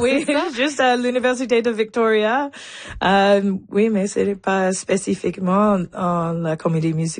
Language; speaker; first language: French; non-native, local second language; English